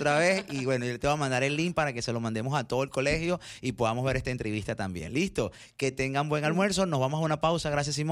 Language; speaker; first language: Spanish; native; Spanish